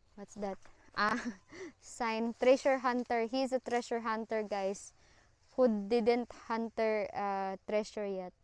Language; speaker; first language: English; non-native, local second language; Cebuano